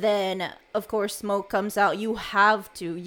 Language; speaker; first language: English; non-native, local second language; Cebuano